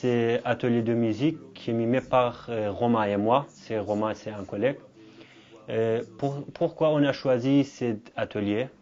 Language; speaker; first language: French; non-native, learner; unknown